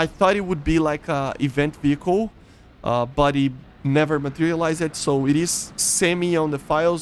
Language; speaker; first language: English; non-native, fluent; Portuguese